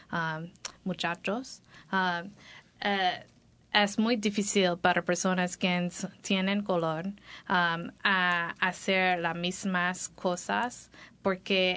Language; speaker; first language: Spanish; non-native, learner; English